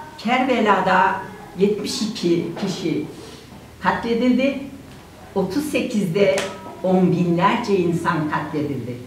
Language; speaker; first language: Turkish; non-native, local second language; Zaza